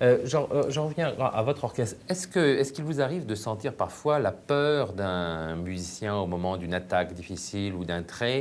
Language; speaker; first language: French; native; French